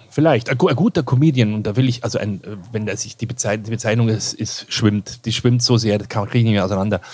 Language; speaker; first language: German; native; German